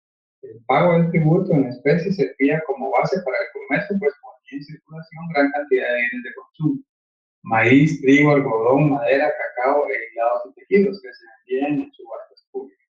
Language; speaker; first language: Spanish; native; Spanish